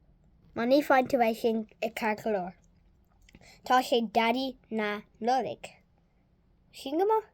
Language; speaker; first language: Irish; non-native, learner; English